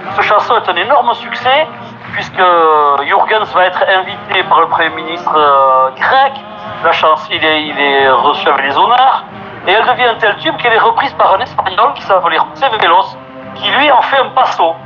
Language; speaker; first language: French; native; French